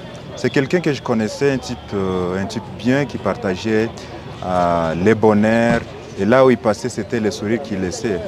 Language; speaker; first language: French; non-native, local second language; Swahili